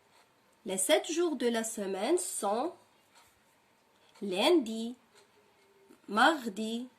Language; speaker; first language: French; non-native, local second language; Arabic